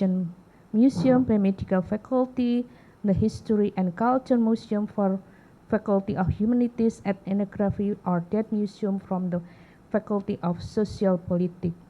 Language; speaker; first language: English; non-native, learner; Indonesian